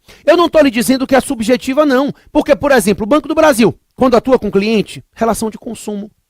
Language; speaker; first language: Portuguese; native; Portuguese